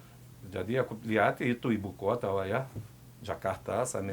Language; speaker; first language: Indonesian; non-native, fluent; Portuguese